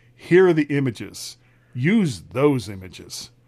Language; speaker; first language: English; native; English